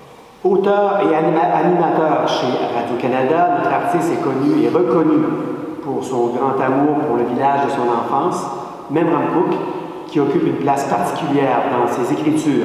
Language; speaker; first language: French; native; French